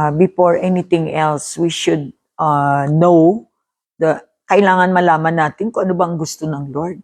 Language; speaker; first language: Filipino; non-native, local second language; Hiligaynon